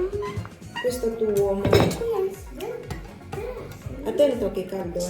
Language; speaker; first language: Italian; non-native, learner; Filipino